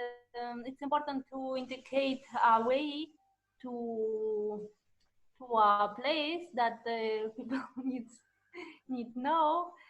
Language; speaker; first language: English; non-native, learner; Russian